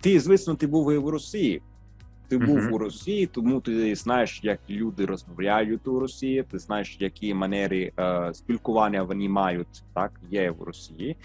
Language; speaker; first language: Ukrainian; non-native, fluent; Italian